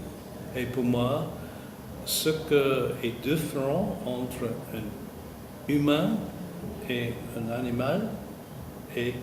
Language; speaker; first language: French; non-native, fluent; English